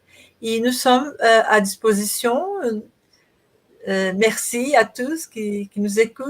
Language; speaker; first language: French; non-native, learner; Portuguese